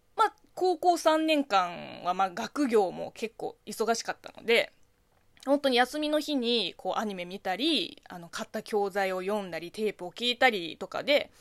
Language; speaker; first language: Japanese; non-native, fluent; Chinese